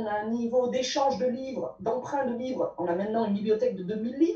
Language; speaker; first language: French; native; French